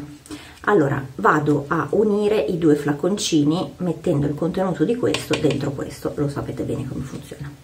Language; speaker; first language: Italian; native; Italian